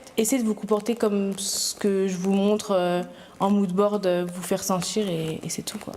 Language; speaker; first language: French; native; French